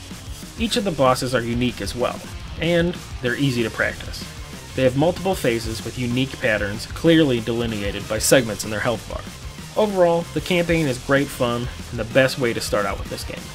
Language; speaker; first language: English; native; English